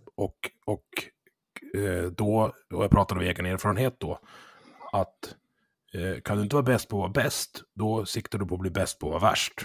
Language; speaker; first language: Swedish; native; Swedish